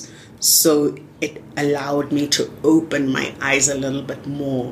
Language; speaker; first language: English; non-native, local second language; Tswana